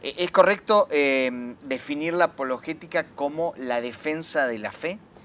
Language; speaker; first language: Spanish; native; Spanish